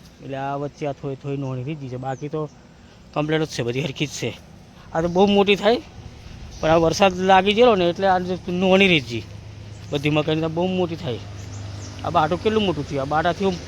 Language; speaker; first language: Gujarati; non-native, local second language; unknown